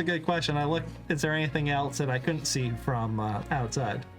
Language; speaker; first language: English; native; English